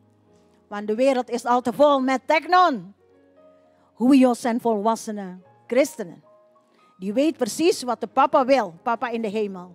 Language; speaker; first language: Dutch; non-native, fluent; Indonesian